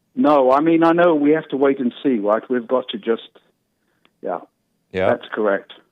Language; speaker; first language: English; native; English